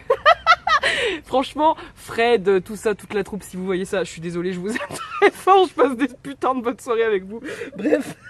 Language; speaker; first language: French; native; French